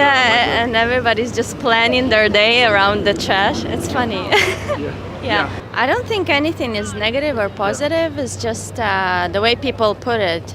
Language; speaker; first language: English; non-native, fluent; Hebrew